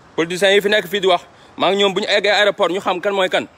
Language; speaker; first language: French; non-native, local second language; Wolof